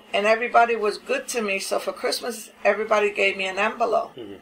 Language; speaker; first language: English; native; English